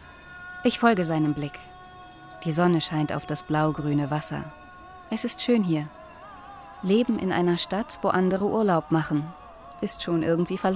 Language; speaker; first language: German; native; German